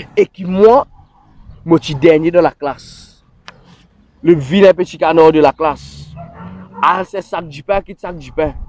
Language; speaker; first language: French; non-native, local second language; Morisyen